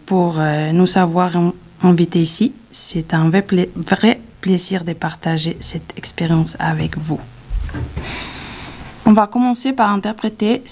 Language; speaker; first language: French; non-native, fluent; Spanish